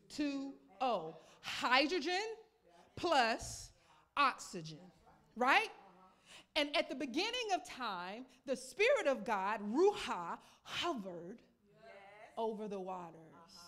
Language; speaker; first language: English; native; English